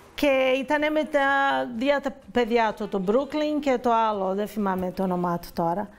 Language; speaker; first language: Greek; non-native, fluent; Portuguese